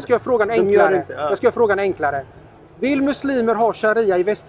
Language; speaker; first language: Swedish; native; Swedish